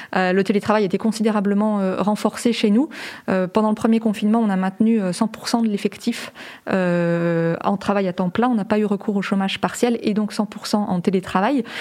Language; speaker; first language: French; native; French